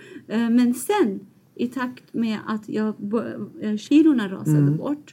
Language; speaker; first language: Swedish; non-native, fluent; Persian